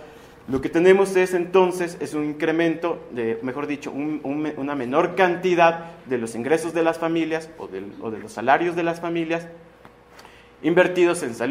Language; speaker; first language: Spanish; native; Spanish